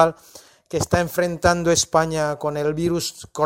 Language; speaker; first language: Spanish; non-native, fluent; Indonesian